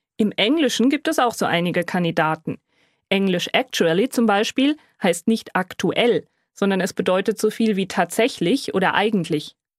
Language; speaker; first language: German; native; German